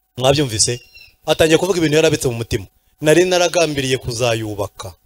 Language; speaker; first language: Kinyarwanda; native; Kinyarwanda